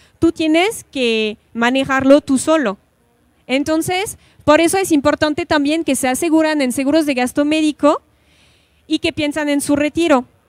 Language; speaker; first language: Spanish; non-native, fluent; French